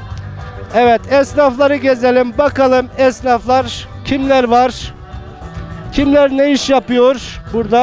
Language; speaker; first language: Turkish; native; Turkish